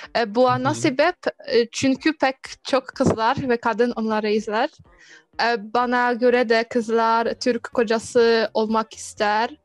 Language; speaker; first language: Turkish; non-native, learner; Polish